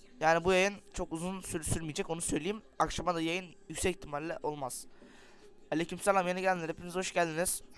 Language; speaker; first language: Turkish; native; Turkish